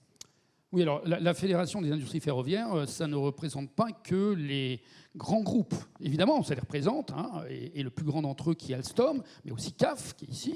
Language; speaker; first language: French; native; French